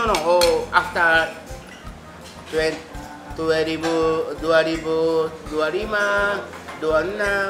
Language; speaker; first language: English; non-native, learner; Indonesian